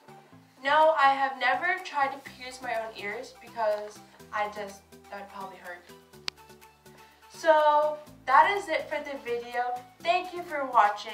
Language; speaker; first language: English; native; English